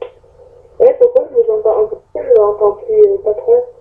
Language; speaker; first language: French; native; French